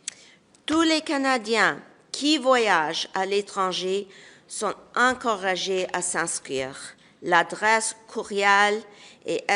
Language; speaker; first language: French; non-native, local second language; English